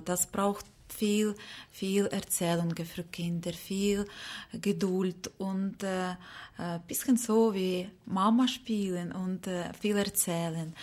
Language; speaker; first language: German; non-native, learner; Ukrainian